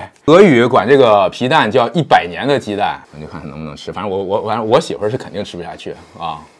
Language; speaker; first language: Chinese; native; Chinese